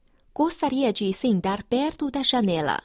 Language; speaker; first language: Portuguese; non-native, fluent; Chinese